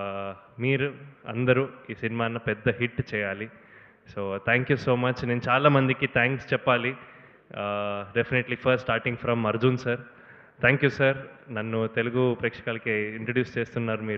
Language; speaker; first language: Telugu; non-native, learner; Kannada